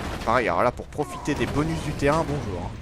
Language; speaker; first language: French; native; French